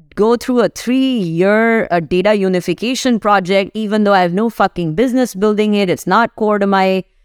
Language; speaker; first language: English; non-native, local second language; Urdu